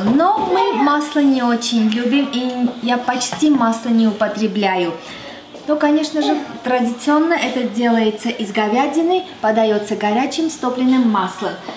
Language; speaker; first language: Russian; non-native, fluent; Armenian